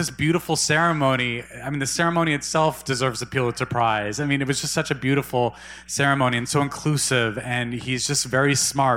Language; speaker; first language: English; native; English